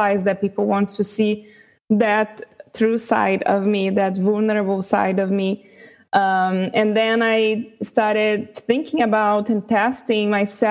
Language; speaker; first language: English; non-native, fluent; Portuguese